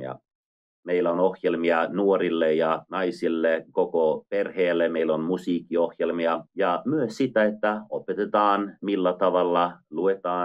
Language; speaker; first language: Finnish; non-native, fluent; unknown